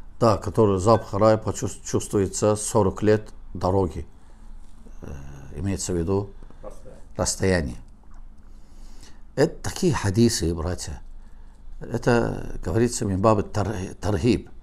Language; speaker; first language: Russian; non-native, learner; Azerbaijani